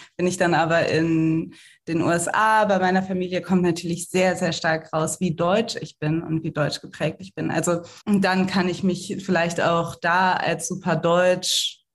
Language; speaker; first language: German; native; German